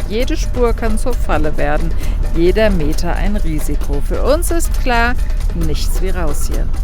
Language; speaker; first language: German; native; German